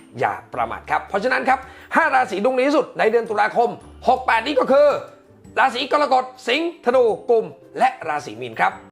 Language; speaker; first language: Thai; native; Thai